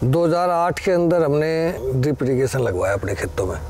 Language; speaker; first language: Hindi; native; Hindi